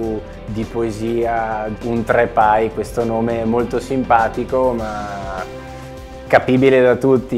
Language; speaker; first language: Italian; native; Italian